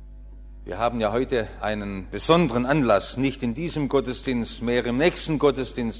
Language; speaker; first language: German; native; German